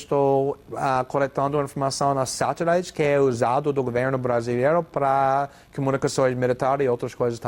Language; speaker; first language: Portuguese; non-native, fluent; English